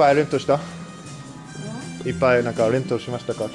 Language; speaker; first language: Japanese; non-native, learner; English